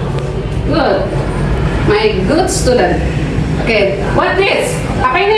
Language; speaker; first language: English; non-native, learner; Indonesian